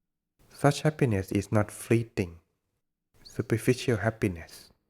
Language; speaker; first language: English; non-native, fluent; Thai